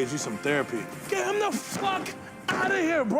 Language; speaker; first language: English; native; English